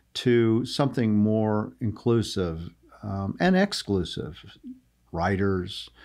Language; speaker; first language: English; native; English